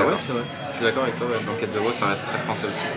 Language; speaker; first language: French; native; French